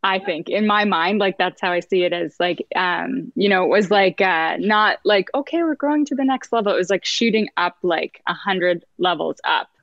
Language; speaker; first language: English; native; English